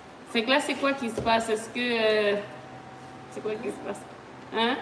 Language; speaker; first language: French; native; French